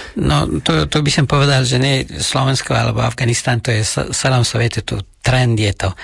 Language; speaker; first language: Slovak; non-native, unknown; Persian